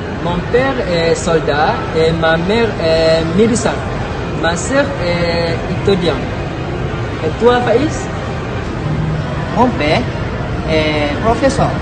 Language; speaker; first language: French; non-native, learner; Malay